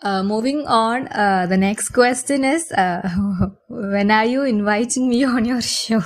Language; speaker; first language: English; non-native, local second language; Malayalam